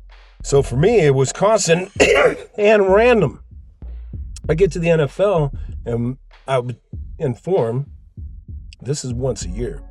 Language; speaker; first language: English; native; English